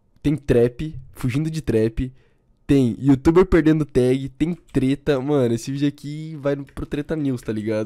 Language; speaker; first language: Portuguese; native; Portuguese